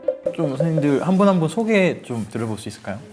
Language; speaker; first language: Korean; native; Korean